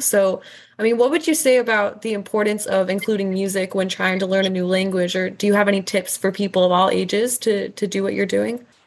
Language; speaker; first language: English; native; English